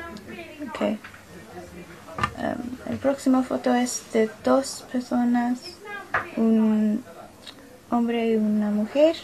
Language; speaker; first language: Spanish; non-native, learner; English